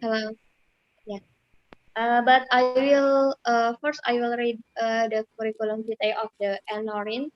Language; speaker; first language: English; non-native, fluent; Indonesian